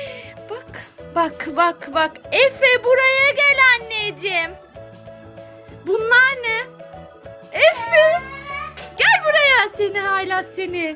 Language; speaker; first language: Turkish; native; Turkish